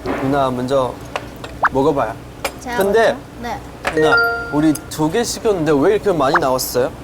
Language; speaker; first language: Korean; non-native, fluent; Chinese